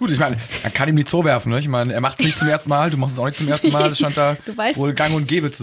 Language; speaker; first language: German; native; German